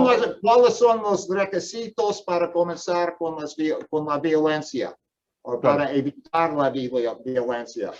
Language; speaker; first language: Spanish; non-native, fluent; English